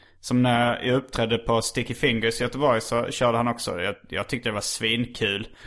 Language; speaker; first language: Swedish; native; Swedish